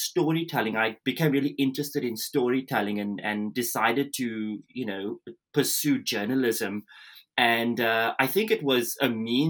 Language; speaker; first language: English; native; English